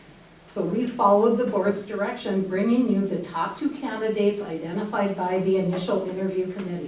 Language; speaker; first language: English; native; English